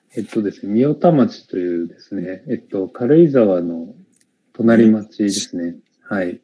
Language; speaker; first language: Japanese; native; Japanese